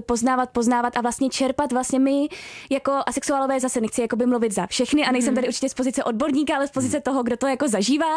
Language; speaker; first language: Czech; native; Czech